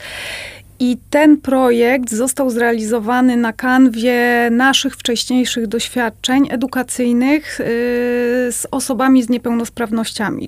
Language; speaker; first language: Polish; native; Polish